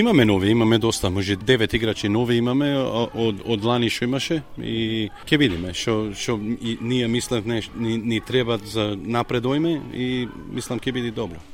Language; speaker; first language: Macedonian; early bilingual, heritage; Macedonian